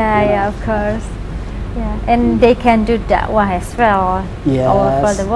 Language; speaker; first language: English; non-native, fluent; Indonesian